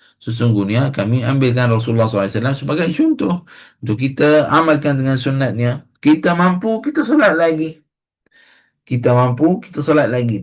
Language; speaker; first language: Malay; non-native, fluent; Arabic